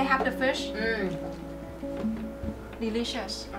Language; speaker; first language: English; non-native, learner; Vietnamese